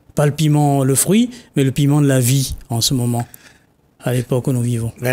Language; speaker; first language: French; non-native, local second language; Réunion Creole French